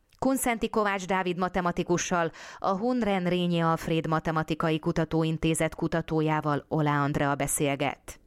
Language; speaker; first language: Hungarian; native; Hungarian